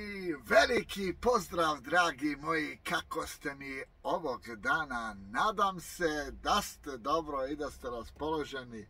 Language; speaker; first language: Croatian; native; Croatian